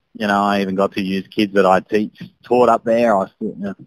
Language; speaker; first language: English; native; English